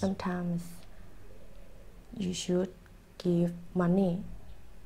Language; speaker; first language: English; non-native, learner; Thai